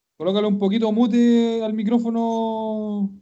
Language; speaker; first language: Spanish; native; Spanish